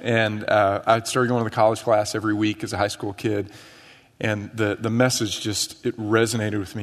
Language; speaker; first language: English; native; English